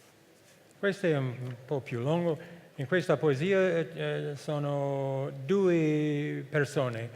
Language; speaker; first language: Italian; non-native, fluent; English